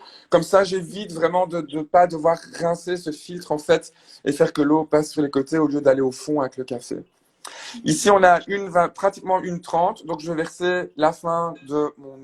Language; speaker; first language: French; native; French